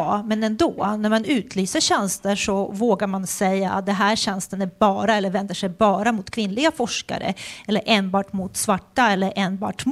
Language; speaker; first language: Swedish; non-native, fluent; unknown